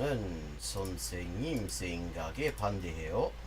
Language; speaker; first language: Korean; non-native, learner; English